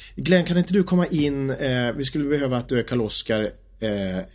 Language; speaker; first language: Swedish; native; Swedish